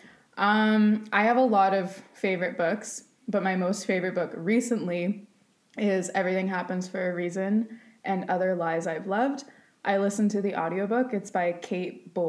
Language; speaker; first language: English; native; English